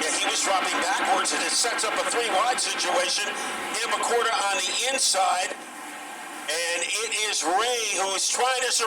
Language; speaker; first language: English; native; English